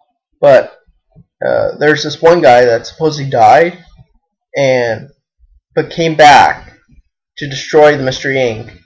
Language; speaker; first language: English; native; English